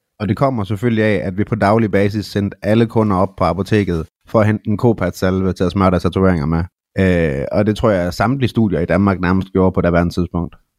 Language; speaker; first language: Danish; early bilingual, other home language; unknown